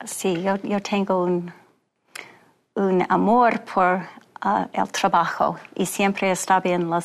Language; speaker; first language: Spanish; non-native, fluent; English